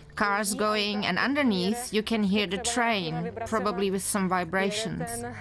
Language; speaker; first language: English; non-native, fluent; Czech